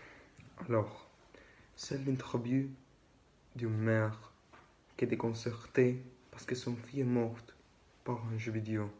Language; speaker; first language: French; non-native, learner; Spanish